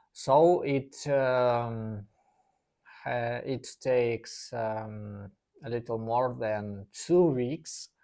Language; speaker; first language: English; non-native, learner; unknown